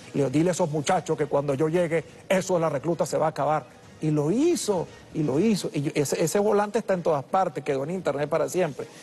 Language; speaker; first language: Spanish; early bilingual, other home language; English